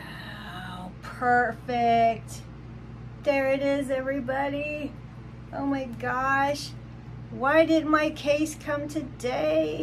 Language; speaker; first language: English; native; English